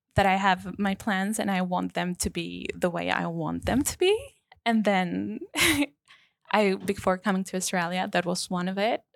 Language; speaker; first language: English; non-native, fluent; Spanish